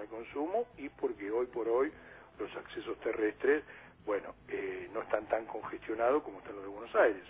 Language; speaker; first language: Spanish; native; Spanish